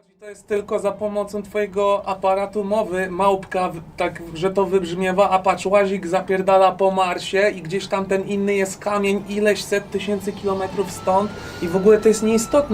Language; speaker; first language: Polish; native; Polish